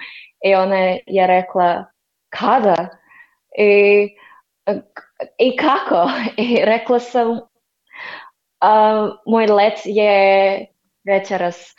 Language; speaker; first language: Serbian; non-native, learner; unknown